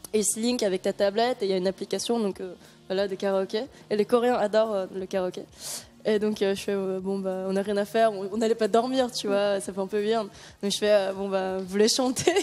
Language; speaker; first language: French; early bilingual, other home language; Korean